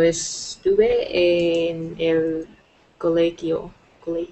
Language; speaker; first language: Spanish; non-native, learner; Vietnamese